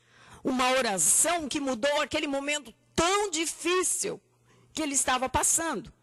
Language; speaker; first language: Portuguese; native; Portuguese